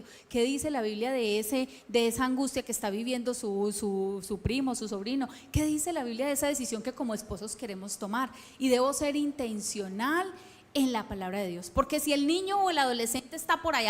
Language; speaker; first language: Spanish; native; Spanish